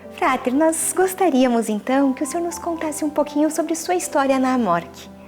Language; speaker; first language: Portuguese; native; Portuguese